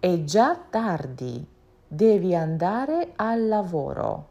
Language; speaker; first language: Italian; non-native, fluent; Georgian